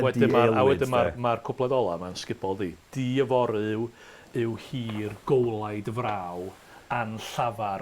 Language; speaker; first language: Welsh; native; Welsh